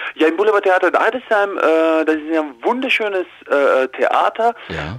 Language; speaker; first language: German; early bilingual, heritage; Croatian